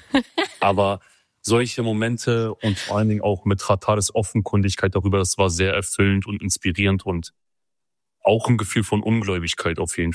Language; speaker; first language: German; early bilingual, other home language; Kurdish